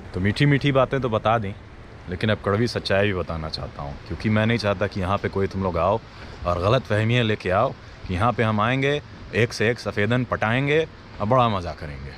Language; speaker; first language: Hindi; native; Hindi